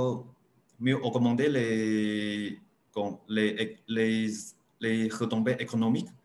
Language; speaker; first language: French; non-native, learner; Chinese